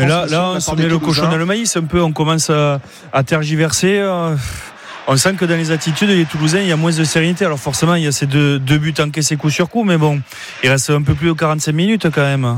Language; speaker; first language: French; native; French